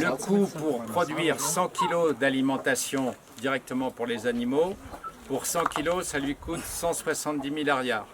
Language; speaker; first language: French; native; French